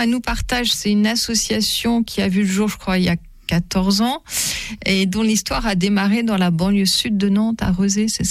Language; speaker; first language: French; native; French